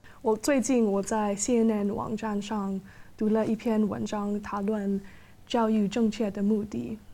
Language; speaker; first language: Chinese; non-native, fluent; English